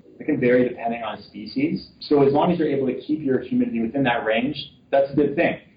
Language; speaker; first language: English; native; English